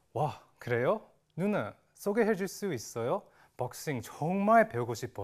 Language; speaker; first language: Korean; non-native, learner; English